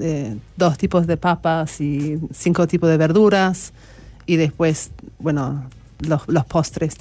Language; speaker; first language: Spanish; non-native, fluent; English